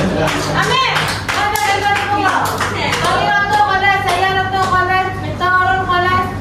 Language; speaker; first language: Arabic; non-native, learner; Malay